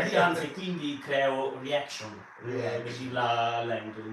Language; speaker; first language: Italian; native; Italian